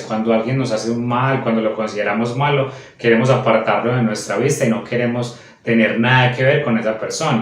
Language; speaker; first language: Spanish; native; Spanish